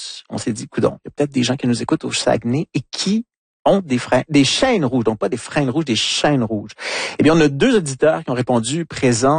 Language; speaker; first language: French; native; French